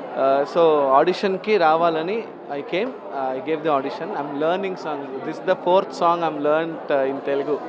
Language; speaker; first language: Telugu; non-native, learner; Kannada